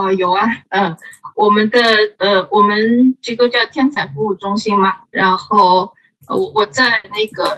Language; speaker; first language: Chinese; native; Chinese